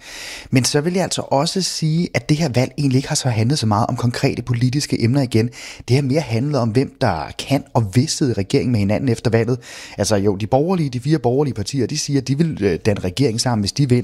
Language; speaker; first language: Danish; native; Danish